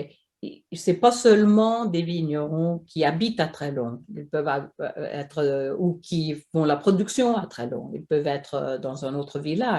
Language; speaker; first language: French; non-native, fluent; Swedish